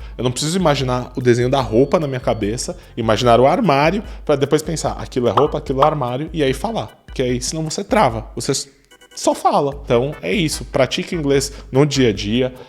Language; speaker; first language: Portuguese; native; Portuguese